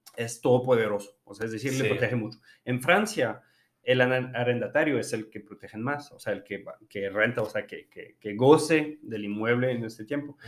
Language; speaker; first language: Spanish; non-native, fluent; French